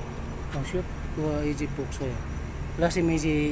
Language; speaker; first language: Arabic; non-native, learner; Filipino